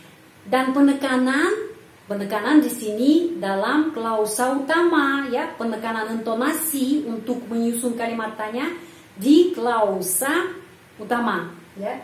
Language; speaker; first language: Indonesian; non-native, fluent; Russian